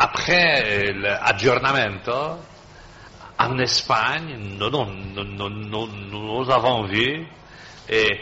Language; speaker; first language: French; non-native, fluent; Polish